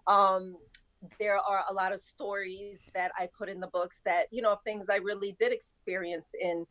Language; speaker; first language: English; native; English